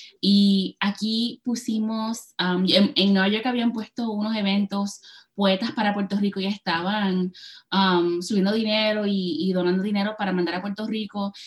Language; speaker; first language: Spanish; early bilingual, heritage; Spanish